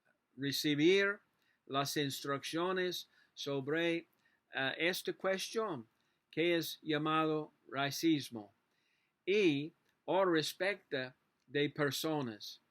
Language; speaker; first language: Spanish; non-native, learner; English